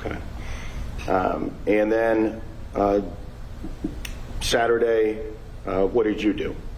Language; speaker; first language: English; native; English